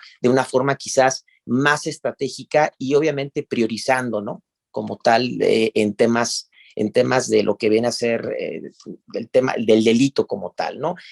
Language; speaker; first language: Spanish; native; Spanish